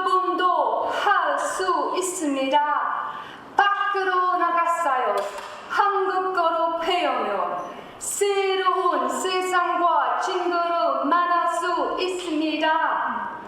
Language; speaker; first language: Korean; non-native, learner; English